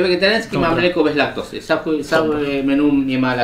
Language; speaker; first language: Polish; non-native, learner; Spanish